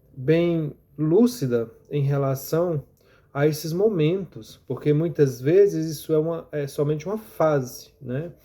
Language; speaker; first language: Portuguese; native; Portuguese